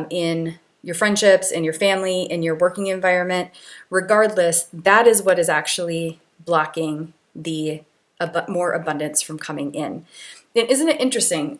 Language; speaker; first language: English; native; English